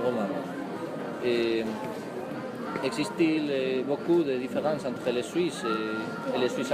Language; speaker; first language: French; non-native, learner; Spanish